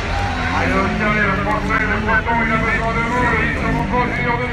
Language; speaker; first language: French; native; French